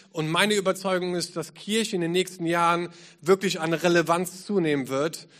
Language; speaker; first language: German; native; German